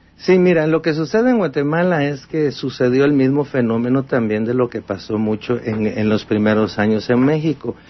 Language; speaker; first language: Spanish; native; Spanish